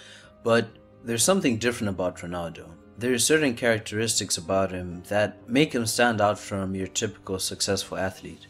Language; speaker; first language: English; native; English